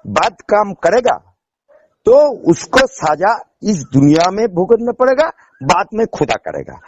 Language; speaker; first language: Hindi; non-native, local second language; Bangla